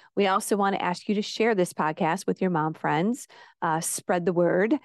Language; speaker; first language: English; native; English